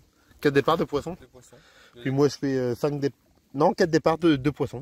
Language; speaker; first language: French; native; French